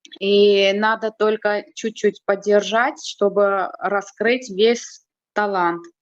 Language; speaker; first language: Russian; non-native, fluent; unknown